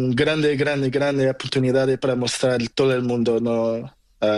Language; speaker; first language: Spanish; non-native, learner; Portuguese